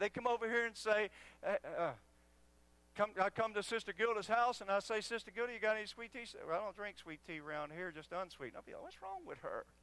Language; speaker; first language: English; native; English